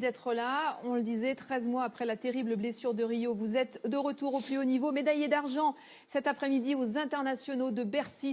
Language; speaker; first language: French; native; French